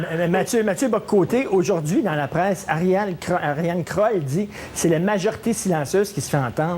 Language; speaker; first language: French; native; French